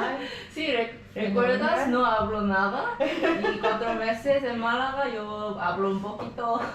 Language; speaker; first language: Spanish; non-native, learner; Korean